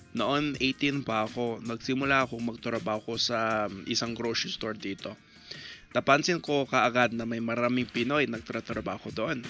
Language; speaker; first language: Filipino; non-native, fluent; English